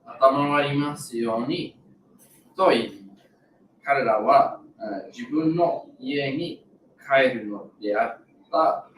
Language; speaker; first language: Japanese; non-native, learner; English